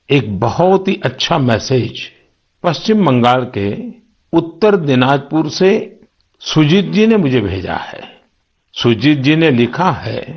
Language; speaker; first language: Hindi; non-native, local second language; Gujarati